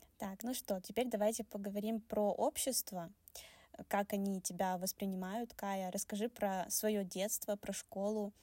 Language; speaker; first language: Russian; native; Russian